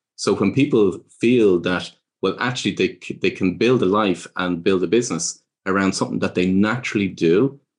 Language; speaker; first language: English; native; English